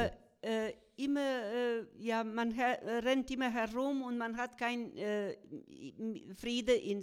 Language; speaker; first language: German; non-native, fluent; Croatian